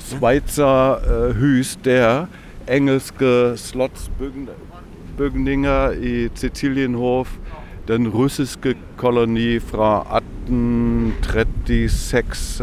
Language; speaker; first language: Norwegian; non-native, fluent; German